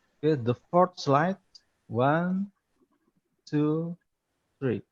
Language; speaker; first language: English; non-native, learner; Indonesian